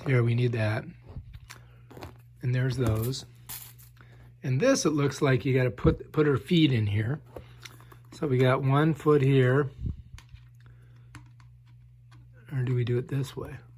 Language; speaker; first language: English; native; English